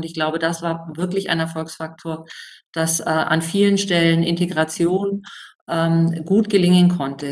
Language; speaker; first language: German; native; German